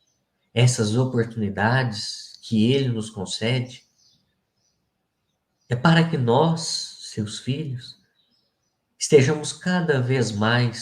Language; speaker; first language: Portuguese; native; Portuguese